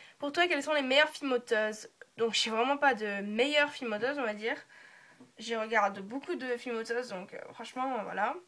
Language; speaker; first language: French; early bilingual, other home language; English